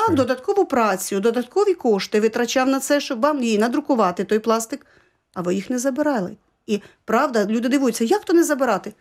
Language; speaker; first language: Ukrainian; native; Ukrainian